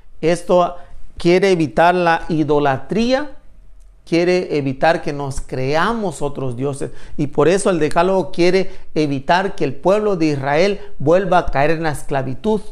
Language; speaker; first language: Spanish; native; Spanish